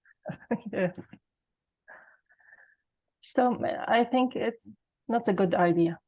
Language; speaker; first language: English; non-native, learner; Arabic